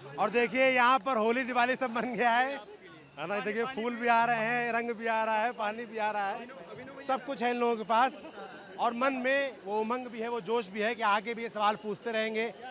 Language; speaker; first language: Hindi; native; Hindi